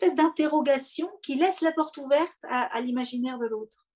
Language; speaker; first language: French; native; French